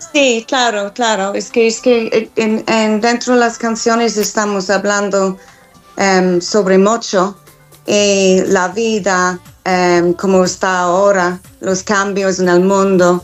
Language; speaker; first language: Spanish; non-native, fluent; English